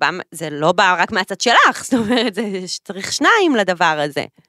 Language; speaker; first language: Hebrew; native; Hebrew